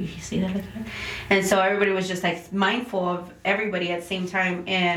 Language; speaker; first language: English; early bilingual, other home language; Spanish